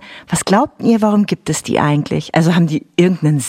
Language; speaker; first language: German; native; German